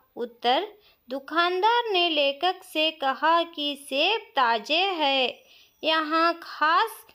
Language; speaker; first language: Hindi; non-native, local second language; Kannada